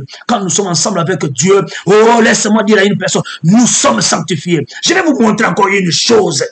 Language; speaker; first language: French; non-native, local second language; Lingala